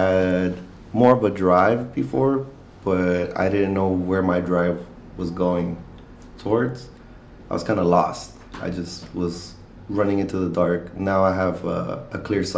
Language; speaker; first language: English; early bilingual, other home language; Spanish